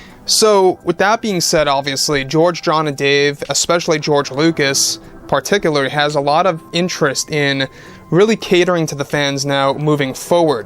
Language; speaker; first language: English; native; English